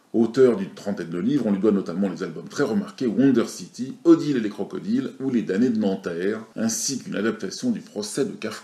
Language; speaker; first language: French; native; French